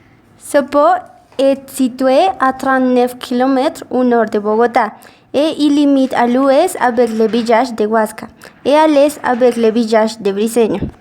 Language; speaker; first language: French; non-native, learner; Spanish